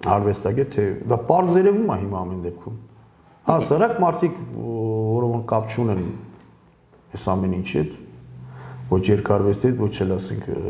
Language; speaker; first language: Armenian; early bilingual, heritage; Armenian